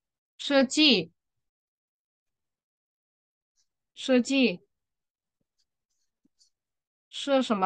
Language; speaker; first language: Chinese; non-native, fluent; Vietnamese